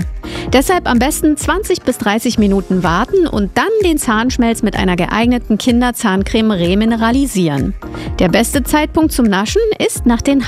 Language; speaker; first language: German; native; German